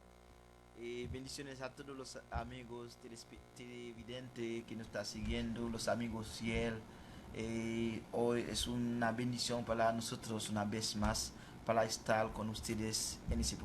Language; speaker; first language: Spanish; non-native, fluent; Haitian Creole